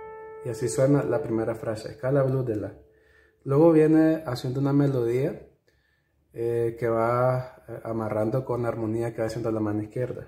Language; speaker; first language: Spanish; native; Spanish